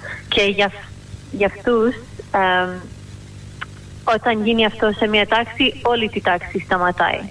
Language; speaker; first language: Greek; early bilingual, heritage; Greek